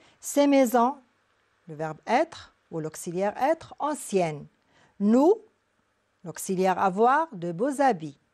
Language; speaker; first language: French; non-native, local second language; Arabic